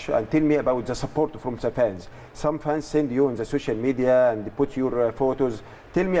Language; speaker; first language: English; non-native, learner; Arabic